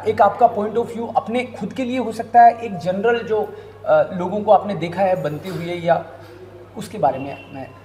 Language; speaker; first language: Hindi; native; Hindi